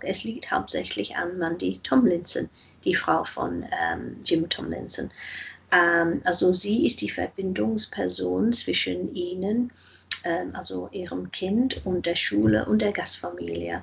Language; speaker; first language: German; non-native, fluent; English